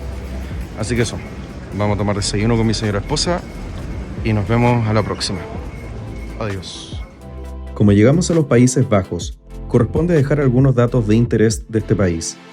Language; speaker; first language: Spanish; native; Spanish